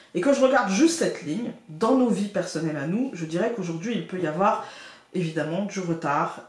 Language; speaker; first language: French; native; French